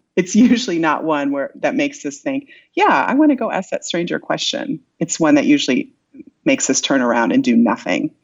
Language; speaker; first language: English; native; English